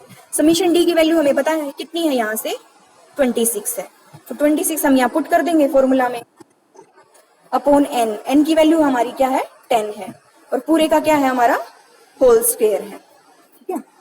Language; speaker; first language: Hindi; native; Hindi